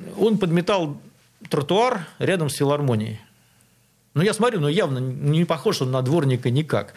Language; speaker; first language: Russian; native; Russian